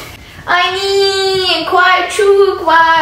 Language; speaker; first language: Chinese; non-native, learner; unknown